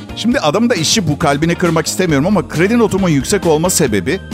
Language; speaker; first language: Turkish; non-native, fluent; Italian